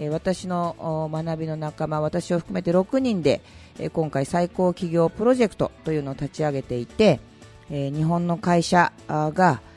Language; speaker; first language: Japanese; native; Japanese